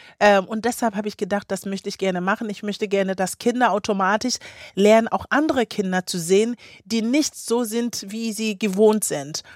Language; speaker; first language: German; early bilingual, other home language; Akan